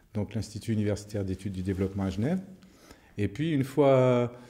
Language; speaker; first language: French; native; French